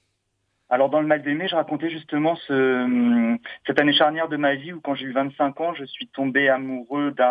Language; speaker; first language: French; native; French